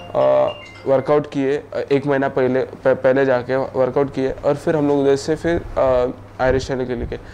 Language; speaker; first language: Hindi; non-native, local second language; Marathi